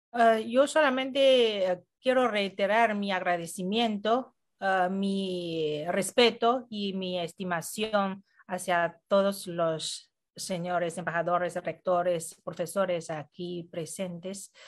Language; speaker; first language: Spanish; non-native, fluent; Chinese